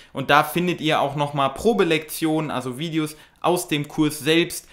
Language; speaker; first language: German; native; German